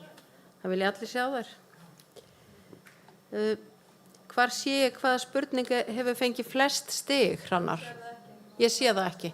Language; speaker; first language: Icelandic; native; Icelandic